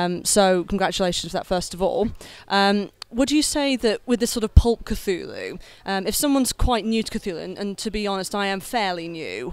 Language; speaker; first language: English; native; English